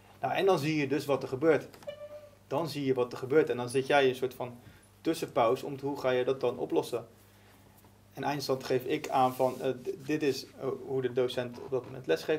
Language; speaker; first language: Dutch; native; Dutch